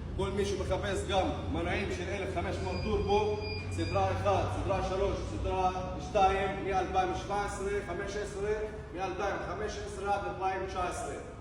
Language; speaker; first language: Hebrew; non-native, local second language; Arabic